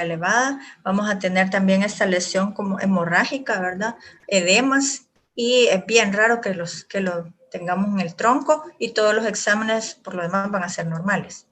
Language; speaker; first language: Spanish; native; Spanish